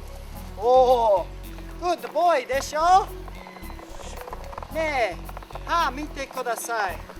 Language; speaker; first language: Japanese; non-native, learner; English